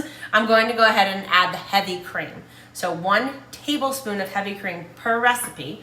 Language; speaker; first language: English; native; English